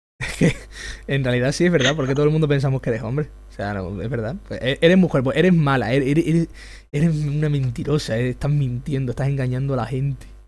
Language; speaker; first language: Spanish; native; Spanish